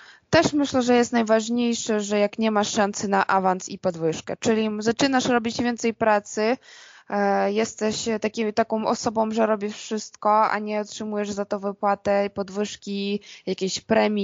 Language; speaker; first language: Polish; non-native, fluent; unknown